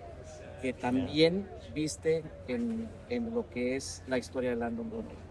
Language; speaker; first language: Spanish; native; Spanish